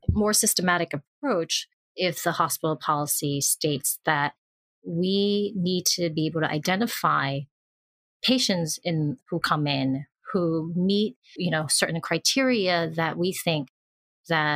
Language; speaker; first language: English; non-native, local second language; Cantonese